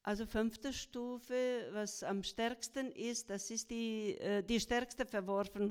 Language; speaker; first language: German; non-native, fluent; Croatian